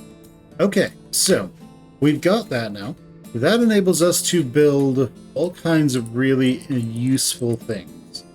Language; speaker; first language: English; native; English